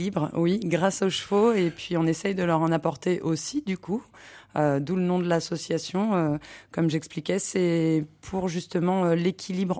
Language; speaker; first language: French; native; French